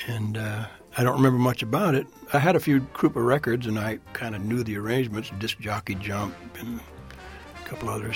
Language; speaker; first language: English; native; English